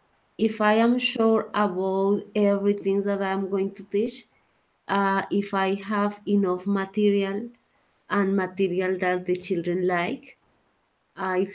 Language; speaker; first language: English; non-native, learner; Spanish